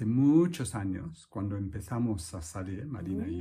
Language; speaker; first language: Spanish; non-native, fluent; English